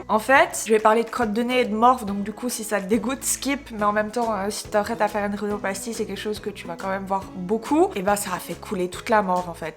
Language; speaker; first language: French; native; French